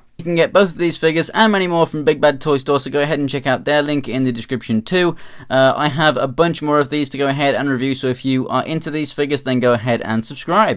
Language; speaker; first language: English; native; English